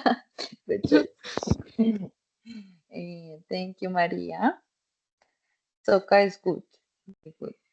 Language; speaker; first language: English; non-native, fluent; Spanish